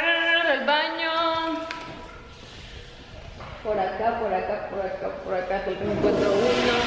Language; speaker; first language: Spanish; native; Spanish